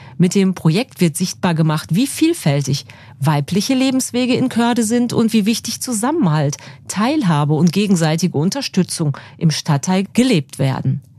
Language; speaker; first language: German; native; German